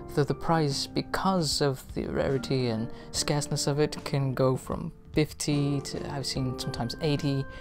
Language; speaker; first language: English; early bilingual, other home language; Spanish